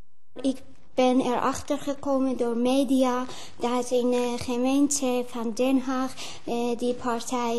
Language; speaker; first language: Dutch; non-native, fluent; Persian